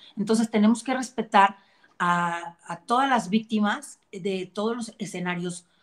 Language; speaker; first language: Spanish; native; Spanish